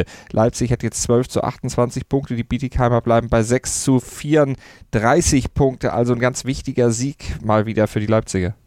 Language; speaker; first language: German; native; German